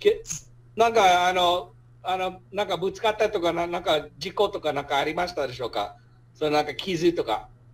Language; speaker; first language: Japanese; non-native, fluent; English